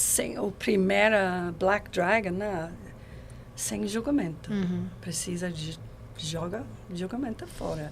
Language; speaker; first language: Portuguese; non-native, learner; English